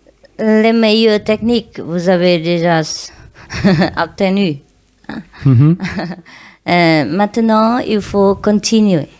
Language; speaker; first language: French; non-native, learner; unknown